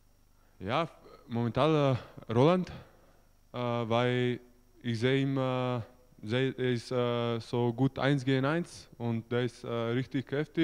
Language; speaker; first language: German; non-native, learner; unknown